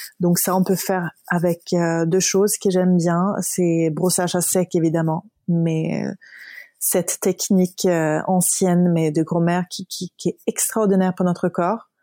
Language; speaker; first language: French; non-native, fluent; Swedish